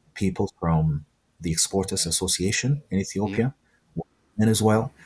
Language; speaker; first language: English; non-native, fluent; Amharic